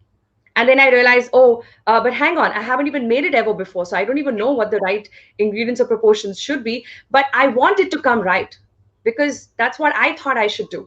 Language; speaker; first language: English; non-native, local second language; Hindi